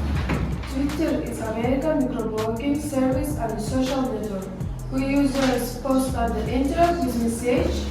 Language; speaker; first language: English; non-native, learner; Kazakh